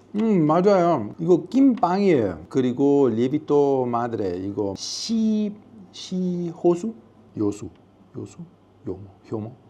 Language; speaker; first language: Korean; non-native, learner; Italian